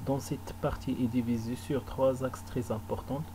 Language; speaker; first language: French; non-native, local second language; Arabic